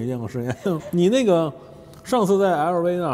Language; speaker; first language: Chinese; native; Chinese